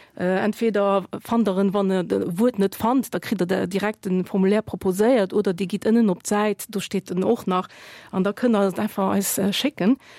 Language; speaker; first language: Luxembourgish; early bilingual, other home language; Portuguese